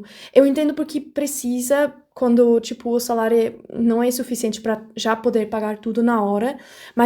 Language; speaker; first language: Portuguese; non-native, fluent; German